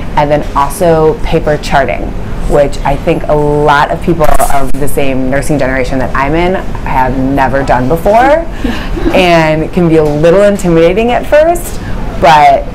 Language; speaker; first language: English; native; English